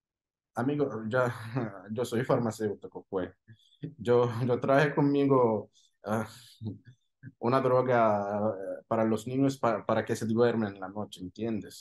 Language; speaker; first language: Spanish; non-native, fluent; Arabic